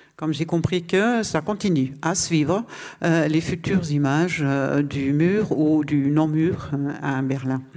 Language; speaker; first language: French; non-native, fluent; German